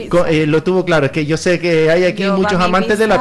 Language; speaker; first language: Spanish; native; Spanish